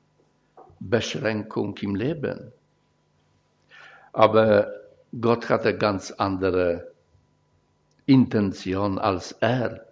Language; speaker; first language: German; non-native, fluent; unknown